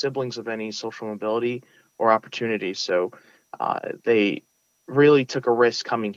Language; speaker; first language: English; early bilingual, other home language; Russian